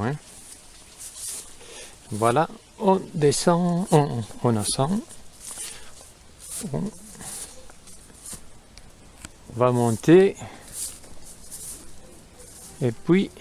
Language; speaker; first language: French; non-native, fluent; Spanish